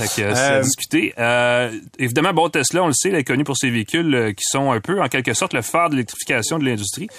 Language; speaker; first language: French; native; French